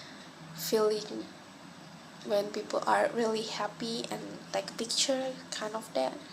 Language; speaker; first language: English; non-native, local second language; Malay